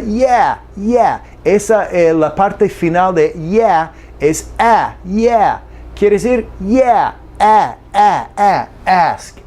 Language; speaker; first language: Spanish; non-native, fluent; English